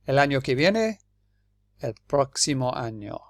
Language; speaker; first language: Spanish; non-native, fluent; English